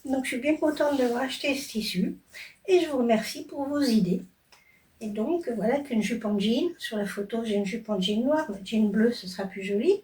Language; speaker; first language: French; native; French